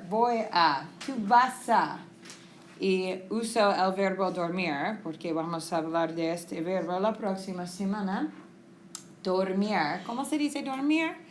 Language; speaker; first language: Spanish; non-native, fluent; English